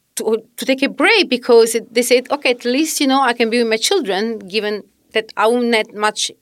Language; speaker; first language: English; non-native, fluent; Italian